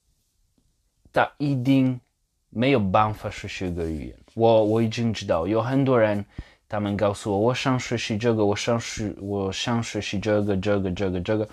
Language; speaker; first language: Chinese; non-native, fluent; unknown